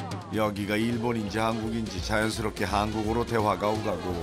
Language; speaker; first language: Korean; native; Korean